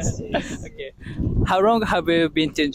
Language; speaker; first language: English; non-native, fluent; Japanese